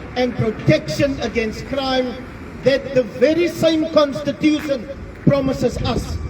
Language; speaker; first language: English; non-native, local second language; Afrikaans